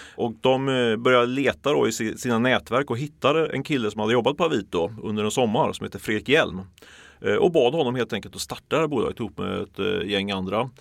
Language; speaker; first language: Swedish; native; Swedish